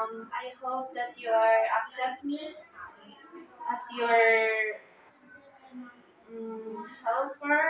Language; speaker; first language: English; non-native, learner; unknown